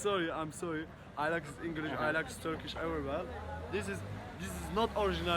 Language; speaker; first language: English; non-native, learner; Turkish